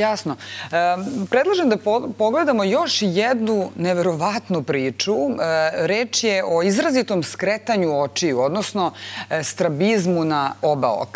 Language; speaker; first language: Bosnian; native; Bosnian